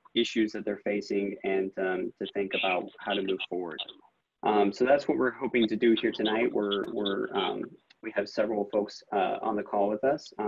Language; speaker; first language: English; native; English